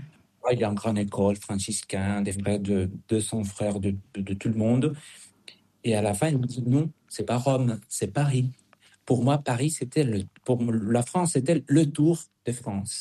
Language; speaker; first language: French; non-native, fluent; Spanish